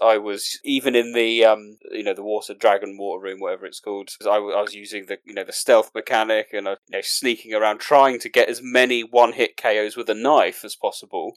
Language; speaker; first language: English; native; English